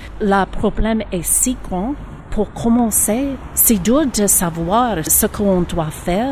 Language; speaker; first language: French; non-native, learner; English